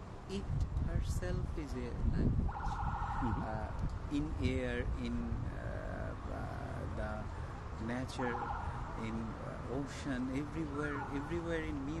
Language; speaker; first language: English; non-native, learner; Bangla